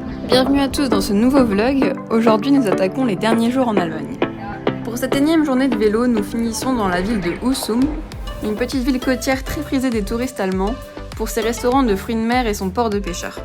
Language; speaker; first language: French; native; French